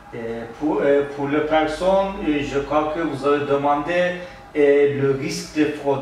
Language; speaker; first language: French; non-native, learner; Turkish